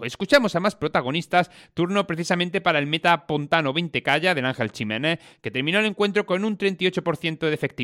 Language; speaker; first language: Spanish; native; Spanish